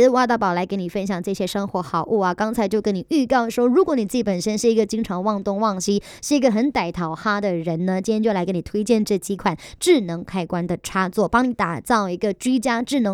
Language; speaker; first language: Chinese; native; Chinese